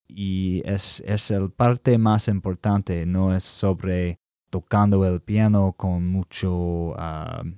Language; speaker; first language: Spanish; non-native, learner; English